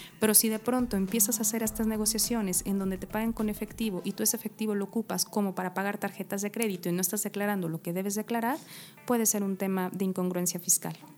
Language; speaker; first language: Spanish; native; Spanish